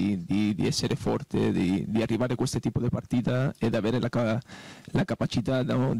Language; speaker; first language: Italian; non-native, fluent; Portuguese